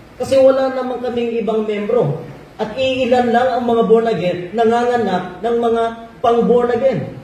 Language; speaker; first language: Filipino; non-native, local second language; Cebuano